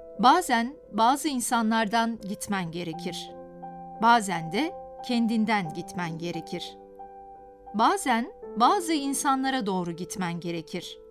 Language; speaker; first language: Turkish; native; Turkish